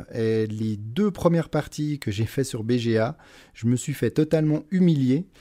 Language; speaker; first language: French; native; French